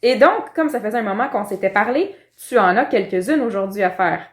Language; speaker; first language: French; native; French